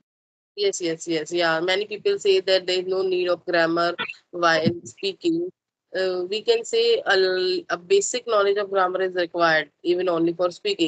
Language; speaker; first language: English; non-native, local second language; Hindi